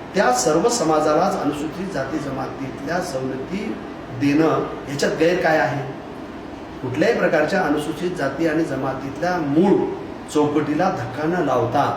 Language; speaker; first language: Marathi; non-native, local second language; Lambadi